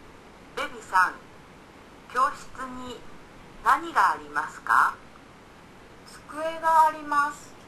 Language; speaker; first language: Japanese; non-native, learner; Indonesian